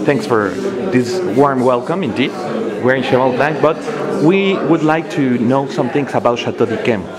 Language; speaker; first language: English; non-native, fluent; Spanish